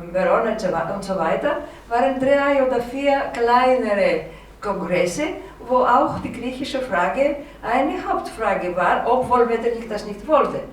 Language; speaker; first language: German; non-native, fluent; Greek